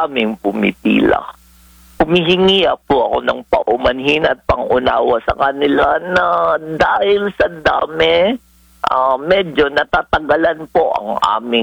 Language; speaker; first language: Filipino; non-native, local second language; Hiligaynon